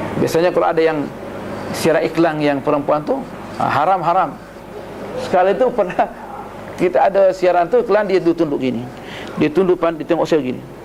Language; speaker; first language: Malay; non-native, local second language; Buginese